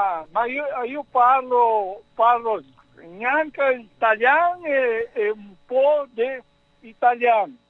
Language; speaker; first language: Italian; early bilingual, heritage; Italian